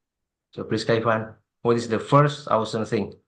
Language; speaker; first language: English; non-native, fluent; Indonesian